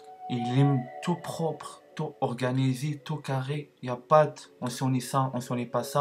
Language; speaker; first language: French; non-native, learner; Arabic